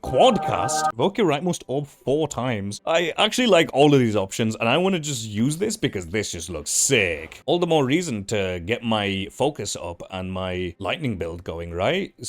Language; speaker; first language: English; native; English